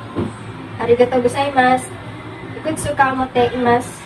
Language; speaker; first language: Japanese; non-native, learner; Filipino